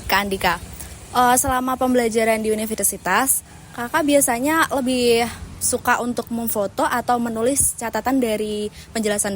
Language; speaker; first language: Indonesian; native; Indonesian